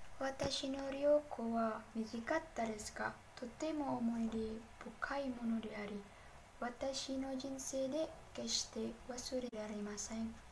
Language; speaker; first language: Japanese; non-native, learner; Indonesian